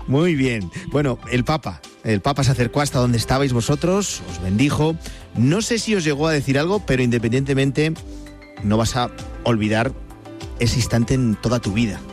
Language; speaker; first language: Spanish; native; Spanish